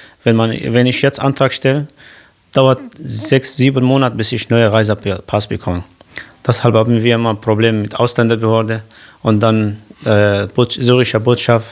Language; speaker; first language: German; non-native, learner; Arabic